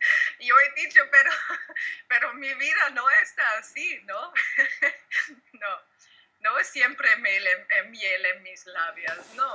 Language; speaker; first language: Spanish; non-native, learner; German